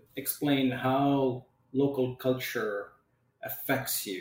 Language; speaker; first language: English; non-native, local second language; Tamil